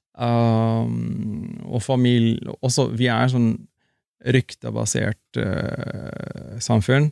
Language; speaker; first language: Norwegian; non-native, fluent; Arabic